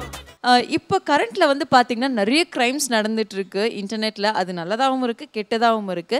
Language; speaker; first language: Tamil; native; Tamil